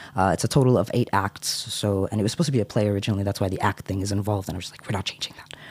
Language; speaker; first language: English; native; English